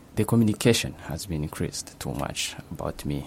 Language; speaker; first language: English; non-native, local second language; Kinyarwanda